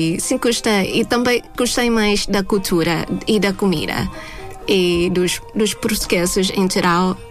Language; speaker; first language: Portuguese; non-native, fluent; Thai